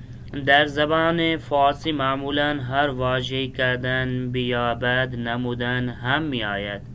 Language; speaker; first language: Persian; non-native, fluent; Urdu